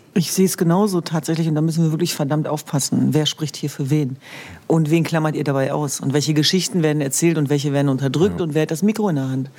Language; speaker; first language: German; early bilingual, other home language; Kurdish